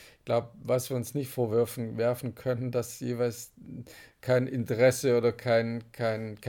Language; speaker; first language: German; native; German